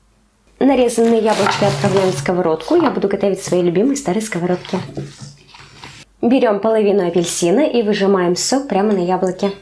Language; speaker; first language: Russian; native; Russian